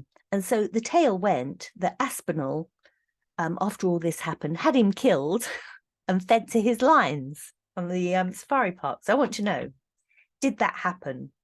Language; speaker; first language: English; native; English